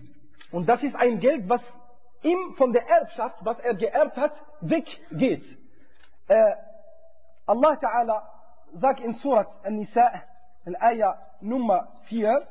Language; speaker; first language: German; non-native, fluent; Arabic